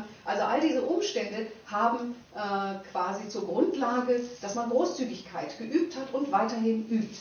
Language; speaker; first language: German; native; German